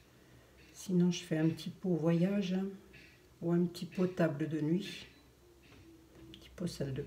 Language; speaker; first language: French; native; French